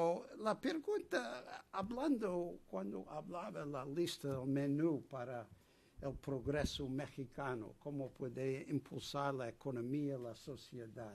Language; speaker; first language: Spanish; non-native, fluent; English